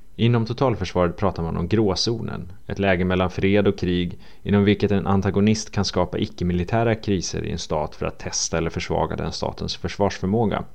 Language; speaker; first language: Swedish; native; Swedish